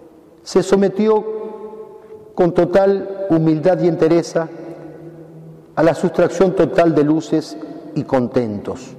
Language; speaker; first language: Spanish; native; Spanish